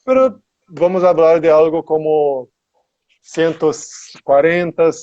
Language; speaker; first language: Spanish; non-native, learner; Portuguese